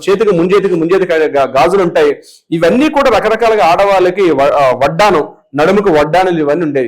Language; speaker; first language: Telugu; native; Telugu